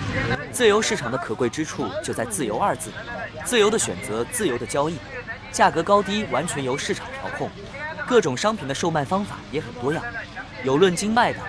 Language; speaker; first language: Chinese; native; Chinese